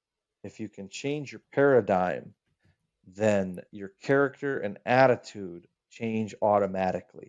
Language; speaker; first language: English; native; English